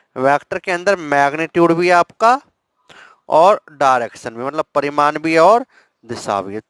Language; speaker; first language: Hindi; native; Hindi